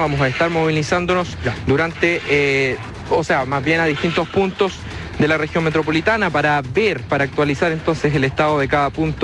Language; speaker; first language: Spanish; native; Spanish